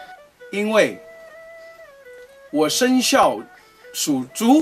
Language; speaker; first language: Chinese; native; Chinese